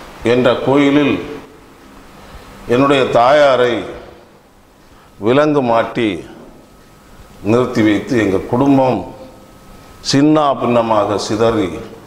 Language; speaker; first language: Tamil; native; Tamil